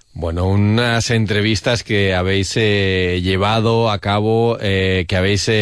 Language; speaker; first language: Spanish; native; Spanish